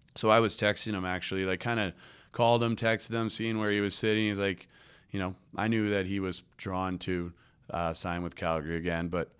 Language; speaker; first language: English; native; English